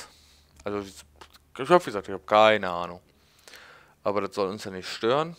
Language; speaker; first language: German; native; German